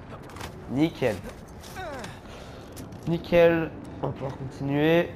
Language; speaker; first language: French; native; French